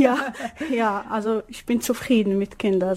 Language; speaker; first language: German; non-native, learner; Arabic